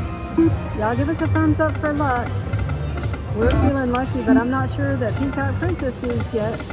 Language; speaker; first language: English; native; English